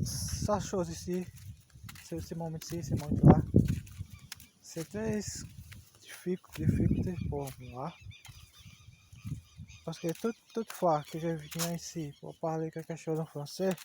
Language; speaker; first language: French; non-native, learner; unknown